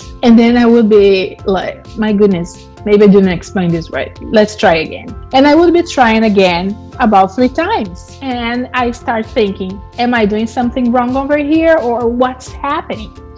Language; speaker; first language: English; non-native, fluent; Portuguese